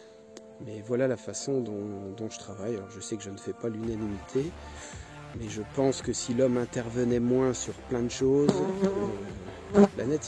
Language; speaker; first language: French; native; French